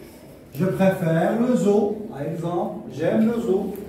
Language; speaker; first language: French; non-native, local second language; Arabic